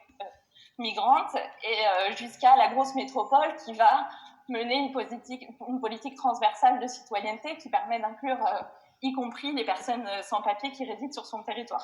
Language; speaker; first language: French; native; French